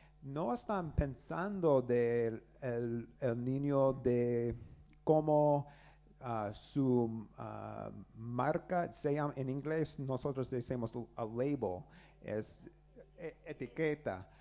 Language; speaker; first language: Spanish; non-native, learner; English